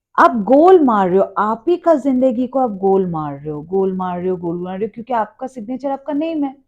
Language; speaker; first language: Hindi; non-native, local second language; Bangla